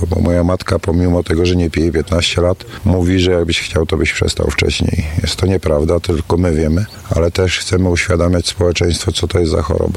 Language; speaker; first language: Polish; native; Polish